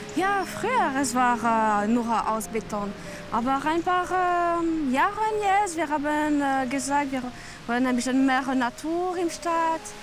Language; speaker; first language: German; non-native, learner; French